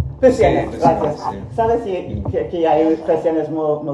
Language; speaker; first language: Catalan; non-native, fluent; Spanish